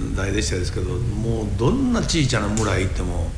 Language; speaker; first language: Japanese; native; Japanese